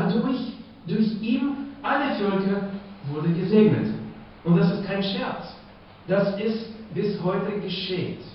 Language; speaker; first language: German; non-native, fluent; Russian